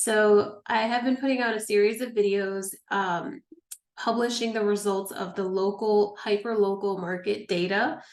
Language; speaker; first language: English; native; English